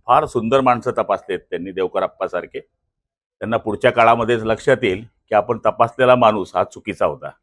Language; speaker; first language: Marathi; native; Marathi